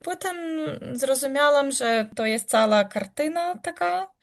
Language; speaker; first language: Polish; non-native, learner; Ukrainian